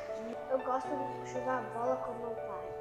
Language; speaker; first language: Portuguese; early bilingual, other home language; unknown